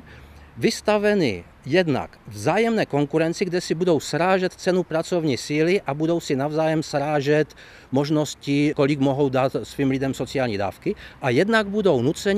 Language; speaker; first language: Czech; native; Czech